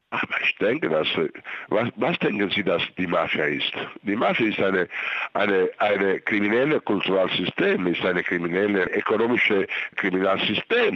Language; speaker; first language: German; non-native, fluent; Italian